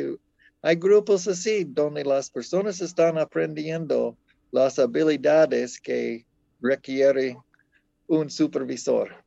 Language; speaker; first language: Spanish; non-native, fluent; English